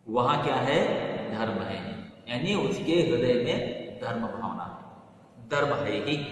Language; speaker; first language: Hindi; non-native, local second language; Kannada